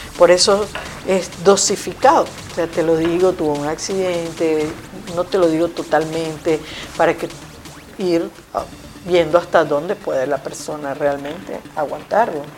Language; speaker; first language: Spanish; native; Spanish